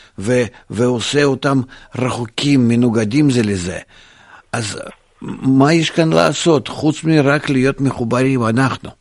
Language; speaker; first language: Hebrew; non-native, fluent; Russian